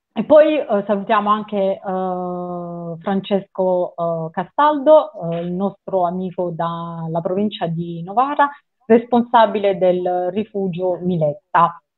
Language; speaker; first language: Italian; native; Italian